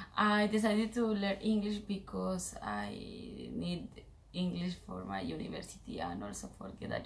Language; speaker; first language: English; non-native, learner; Spanish